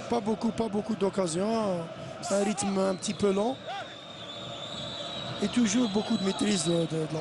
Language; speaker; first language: French; non-native, local second language; Arabic